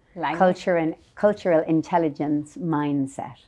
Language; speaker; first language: English; native; English